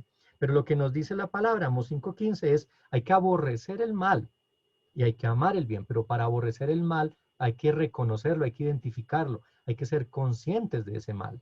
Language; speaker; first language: Spanish; native; Spanish